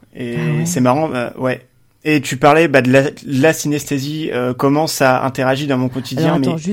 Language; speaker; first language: French; native; French